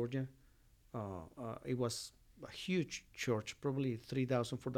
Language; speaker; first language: English; non-native, fluent; Spanish